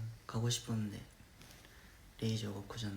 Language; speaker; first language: Korean; non-native, fluent; Japanese